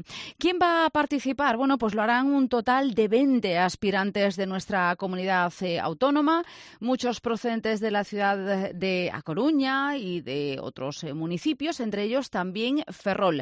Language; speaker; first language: Spanish; native; Spanish